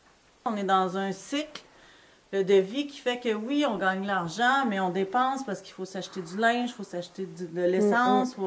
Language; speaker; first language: French; native; French